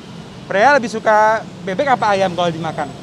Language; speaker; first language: Indonesian; native; Indonesian